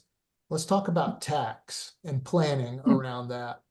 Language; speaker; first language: English; native; English